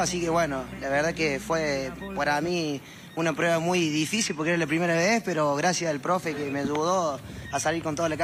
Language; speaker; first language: Spanish; native; Spanish